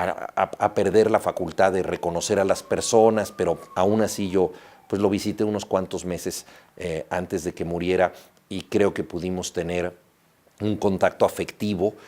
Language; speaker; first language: Spanish; native; Spanish